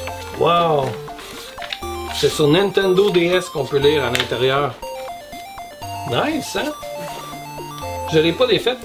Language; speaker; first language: French; native; French